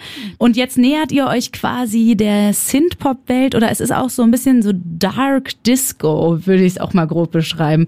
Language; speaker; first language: German; native; German